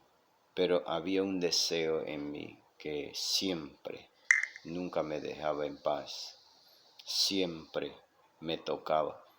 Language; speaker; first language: Spanish; non-native, local second language; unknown